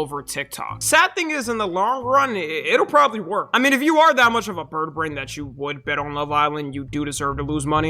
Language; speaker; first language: English; native; English